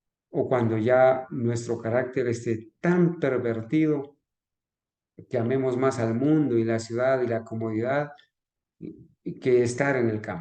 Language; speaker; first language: Spanish; native; Spanish